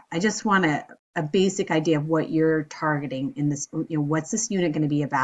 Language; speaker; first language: English; native; English